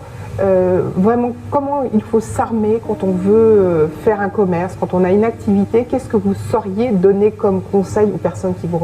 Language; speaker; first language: French; native; French